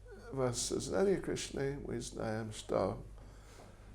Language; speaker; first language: Russian; non-native, learner; English